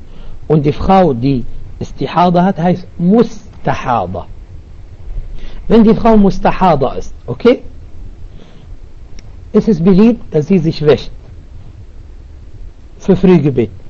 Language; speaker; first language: German; non-native, fluent; Arabic